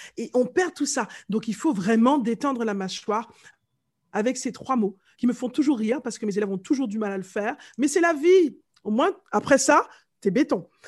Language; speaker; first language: French; native; French